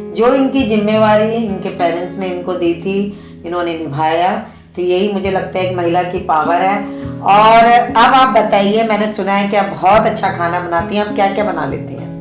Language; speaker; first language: Hindi; native; Hindi